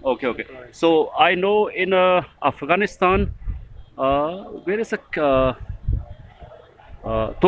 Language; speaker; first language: English; non-native, learner; Hindi